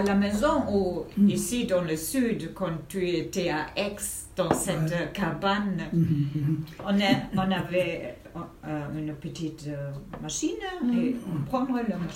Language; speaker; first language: French; non-native, fluent; German